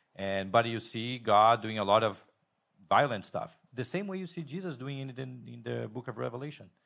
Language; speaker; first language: English; non-native, fluent; Portuguese